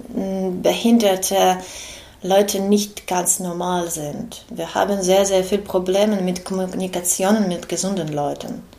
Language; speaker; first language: German; non-native, fluent; Ukrainian